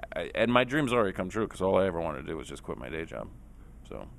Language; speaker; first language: English; native; English